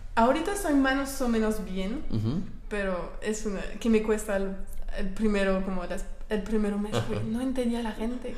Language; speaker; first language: Spanish; non-native, fluent; French